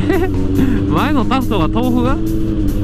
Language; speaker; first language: Japanese; native; Japanese